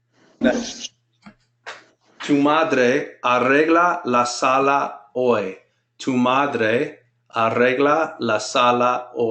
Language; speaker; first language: Spanish; non-native, fluent; English